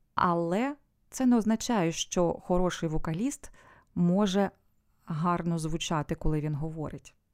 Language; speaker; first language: Ukrainian; non-native, local second language; Russian